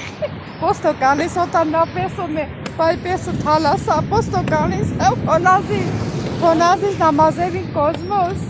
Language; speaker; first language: Greek; non-native, learner; Armenian